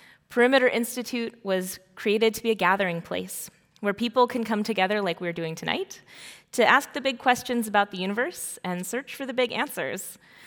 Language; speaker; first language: English; native; English